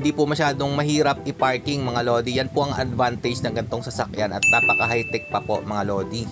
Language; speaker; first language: Filipino; non-native, local second language; Cebuano